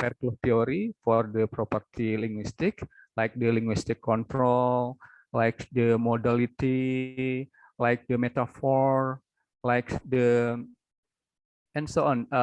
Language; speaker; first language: English; non-native, local second language; Indonesian